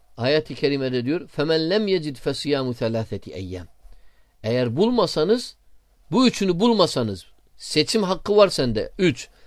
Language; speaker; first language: Turkish; non-native, fluent; Arabic